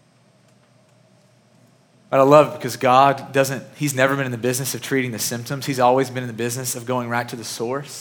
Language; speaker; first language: English; native; English